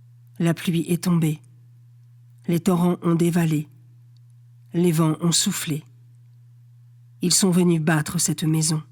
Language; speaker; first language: French; native; French